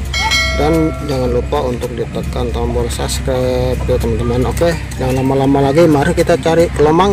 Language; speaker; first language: Indonesian; native; Indonesian